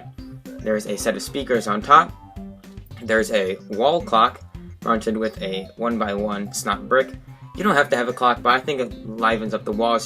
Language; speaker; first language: English; native; English